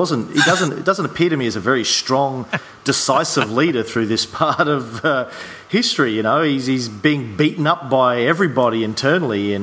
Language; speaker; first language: English; native; English